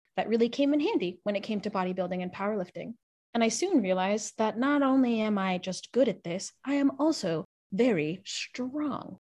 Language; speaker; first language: English; native; English